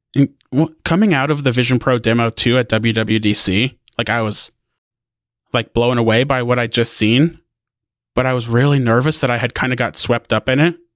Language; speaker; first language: English; native; English